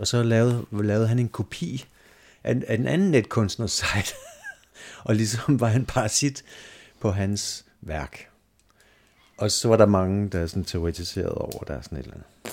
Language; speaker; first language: Danish; native; Danish